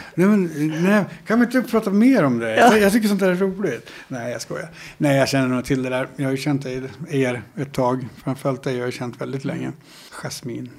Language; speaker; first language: Swedish; native; Swedish